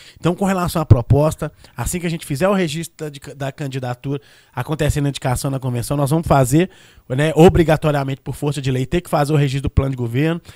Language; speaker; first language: Portuguese; native; Portuguese